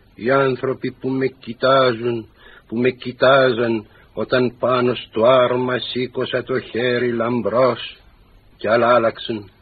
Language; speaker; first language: Greek; native; Greek